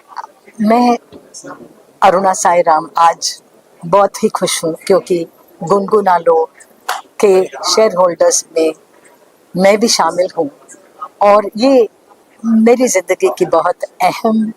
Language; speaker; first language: Hindi; non-native, local second language; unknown